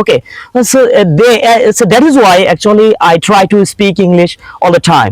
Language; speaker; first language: English; non-native, local second language; Bangla